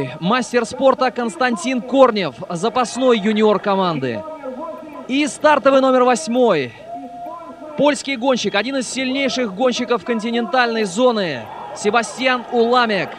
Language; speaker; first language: Russian; native; Russian